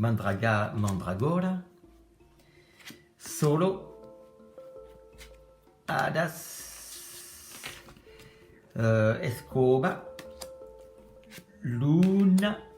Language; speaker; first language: Spanish; non-native, learner; French